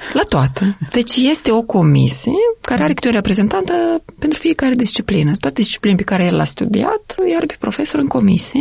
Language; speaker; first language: Romanian; native; Romanian